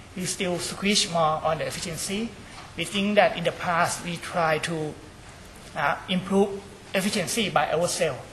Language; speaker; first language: English; non-native, learner; Thai